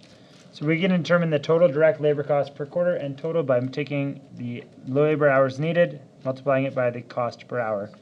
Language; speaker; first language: English; native; English